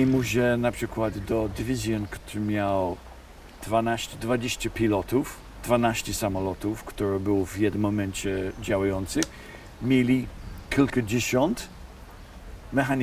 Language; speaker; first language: Polish; non-native, fluent; English